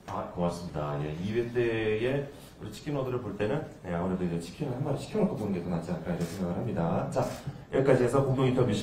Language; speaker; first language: Korean; native; Korean